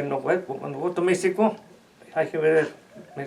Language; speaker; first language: English; non-native, learner; Spanish